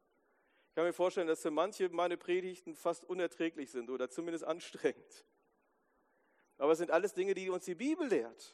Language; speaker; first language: German; native; German